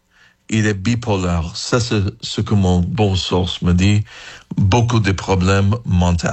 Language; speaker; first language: French; non-native, fluent; English